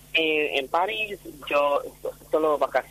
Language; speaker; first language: Spanish; non-native, fluent; English